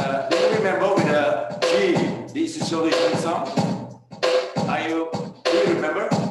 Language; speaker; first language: English; non-native, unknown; Indonesian